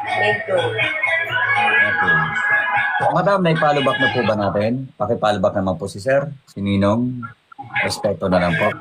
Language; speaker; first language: Filipino; native; Filipino